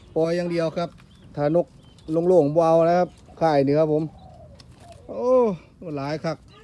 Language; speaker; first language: Thai; native; Thai